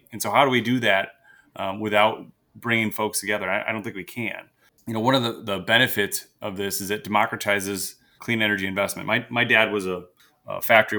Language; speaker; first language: English; native; English